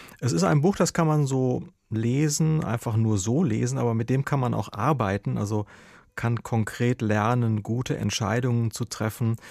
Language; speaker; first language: German; native; German